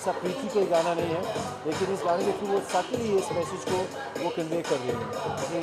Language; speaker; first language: Hindi; native; Hindi